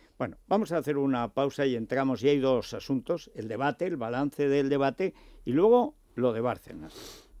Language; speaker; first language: Spanish; native; Spanish